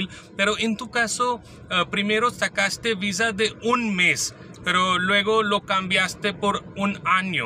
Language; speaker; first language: Spanish; non-native, learner; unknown